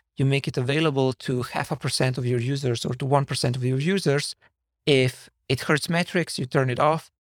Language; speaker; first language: English; non-native, fluent; Slovenian